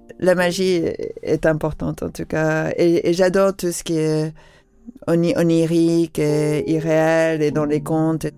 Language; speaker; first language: French; early bilingual, other home language; Spanish